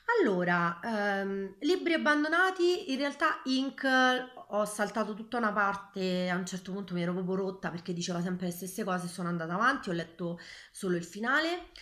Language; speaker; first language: Italian; native; Italian